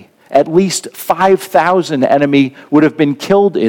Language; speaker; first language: English; native; English